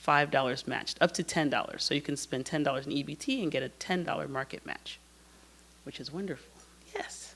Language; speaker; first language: English; native; English